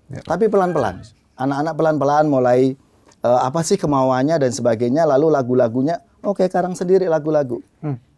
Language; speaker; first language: Indonesian; native; Indonesian